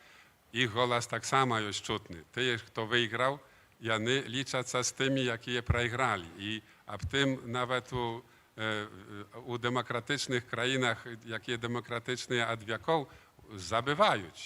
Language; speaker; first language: Polish; non-native, learner; Belarusian